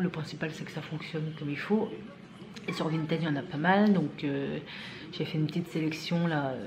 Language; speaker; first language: French; native; French